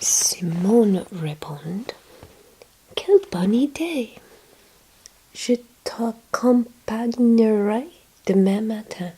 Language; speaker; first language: French; non-native, learner; English